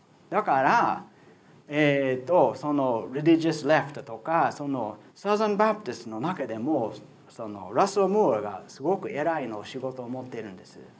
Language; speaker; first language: Japanese; non-native, fluent; English